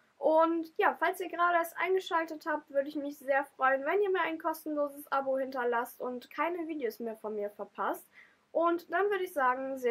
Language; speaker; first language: German; native; German